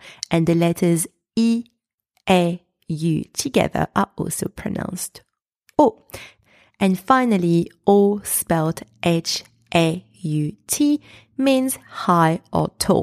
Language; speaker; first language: English; non-native, fluent; French